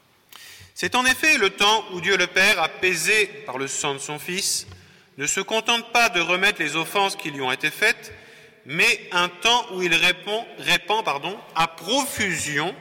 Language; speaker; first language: French; native; French